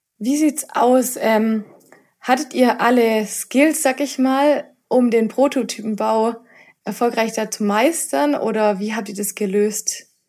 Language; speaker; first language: German; native; German